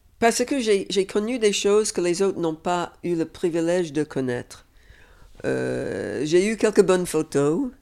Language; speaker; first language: French; non-native, fluent; English